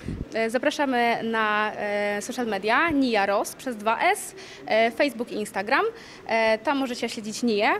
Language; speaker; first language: Polish; native; Polish